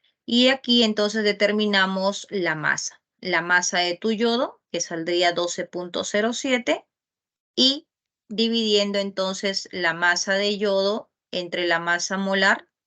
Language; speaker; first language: Spanish; native; Spanish